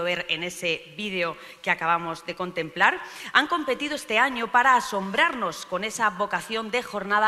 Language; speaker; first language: Spanish; native; Spanish